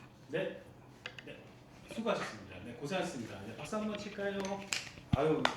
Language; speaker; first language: Korean; native; Korean